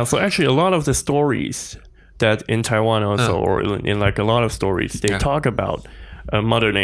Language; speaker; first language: English; non-native, fluent; Chinese